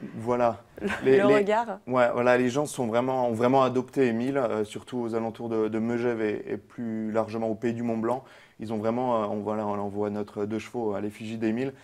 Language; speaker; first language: French; native; French